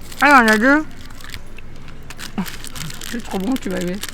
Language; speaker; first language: French; native; French